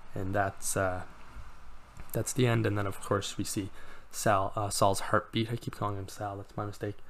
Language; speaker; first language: English; native; English